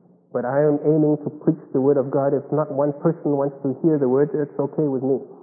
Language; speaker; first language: English; non-native, fluent; Chinese